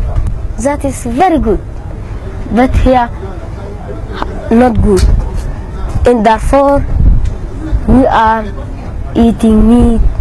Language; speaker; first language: English; non-native, learner; Arabic